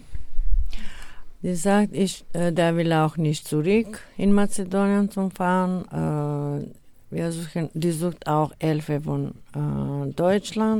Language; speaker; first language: German; non-native, learner; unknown